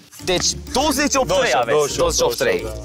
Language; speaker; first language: Romanian; non-native, learner; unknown